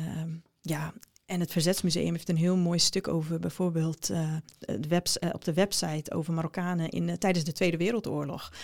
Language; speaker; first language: Dutch; early bilingual, other home language; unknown